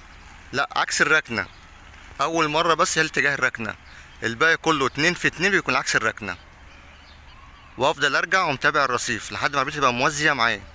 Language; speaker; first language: Arabic; native; Arabic